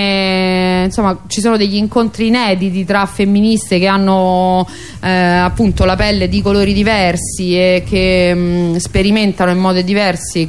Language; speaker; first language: Italian; native; Italian